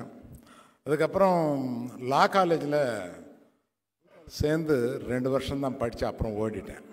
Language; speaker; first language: Tamil; non-native, local second language; Telugu